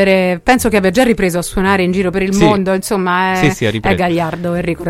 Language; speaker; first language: Italian; native; Italian